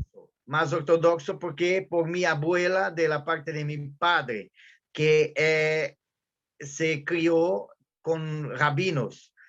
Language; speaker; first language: Spanish; non-native, fluent; Portuguese